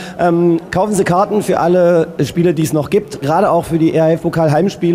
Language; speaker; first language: German; native; German